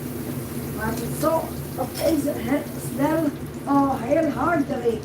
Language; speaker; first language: Dutch; non-native, learner; Filipino